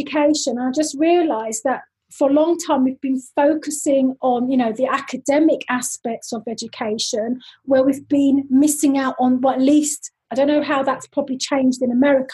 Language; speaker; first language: English; native; English